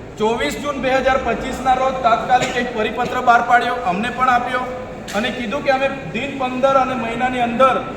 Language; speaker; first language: Gujarati; non-native, local second language; Vasavi